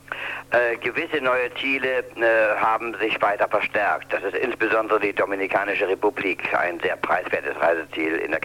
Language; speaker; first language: German; native; German